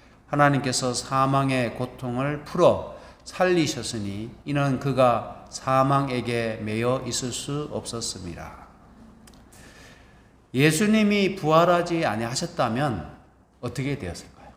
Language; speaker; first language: Korean; native; Korean